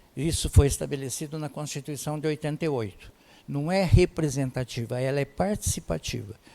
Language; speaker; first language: Portuguese; native; Portuguese